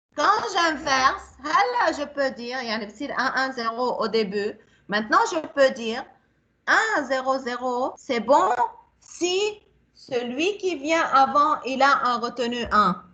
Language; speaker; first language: French; non-native, local second language; Arabic